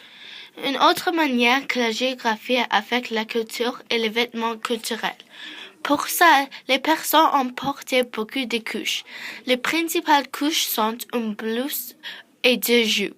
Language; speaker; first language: French; non-native, learner; English